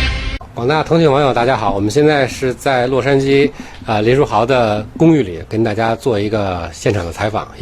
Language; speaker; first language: Chinese; native; Chinese